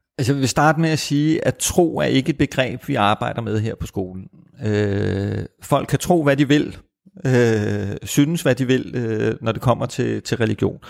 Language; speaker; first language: Danish; native; Danish